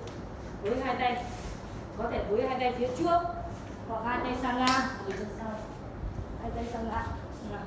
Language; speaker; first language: Vietnamese; native; Vietnamese